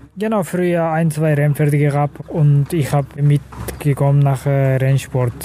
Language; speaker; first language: German; non-native, learner; Kazakh